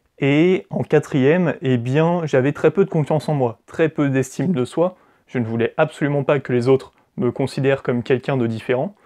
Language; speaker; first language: French; native; French